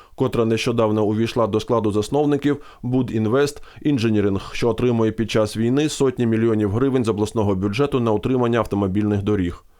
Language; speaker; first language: Ukrainian; native; Ukrainian